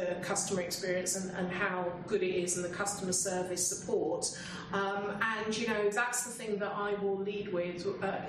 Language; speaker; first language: English; native; English